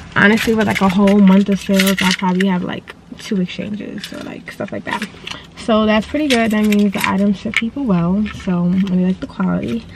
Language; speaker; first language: English; native; English